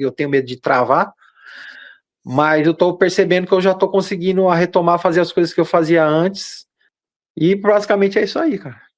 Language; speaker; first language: Portuguese; native; Portuguese